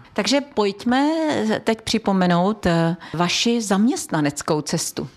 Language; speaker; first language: Czech; native; Czech